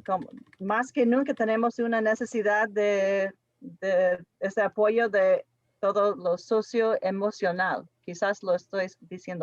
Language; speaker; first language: Spanish; non-native, fluent; English